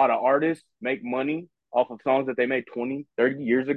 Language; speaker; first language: English; native; English